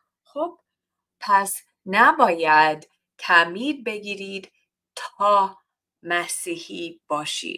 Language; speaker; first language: Persian; non-native, learner; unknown